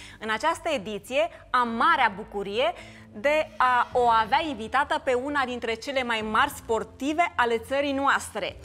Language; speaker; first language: Romanian; native; Romanian